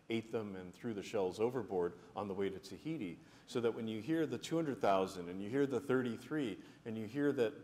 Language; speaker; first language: English; native; English